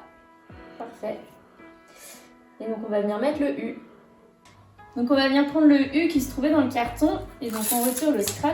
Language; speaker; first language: French; native; French